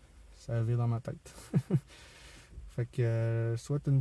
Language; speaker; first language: French; native; French